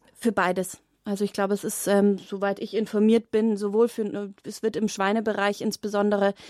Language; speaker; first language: German; native; German